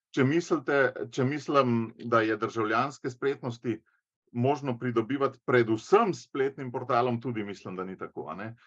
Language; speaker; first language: Slovenian; native; Slovenian